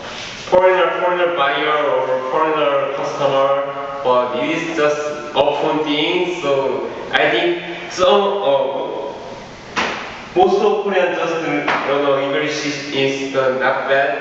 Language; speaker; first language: English; non-native, learner; Korean